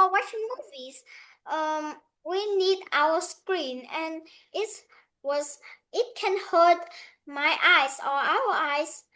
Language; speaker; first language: English; non-native, learner; Vietnamese